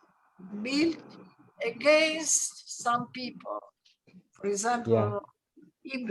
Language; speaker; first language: English; non-native, learner; Italian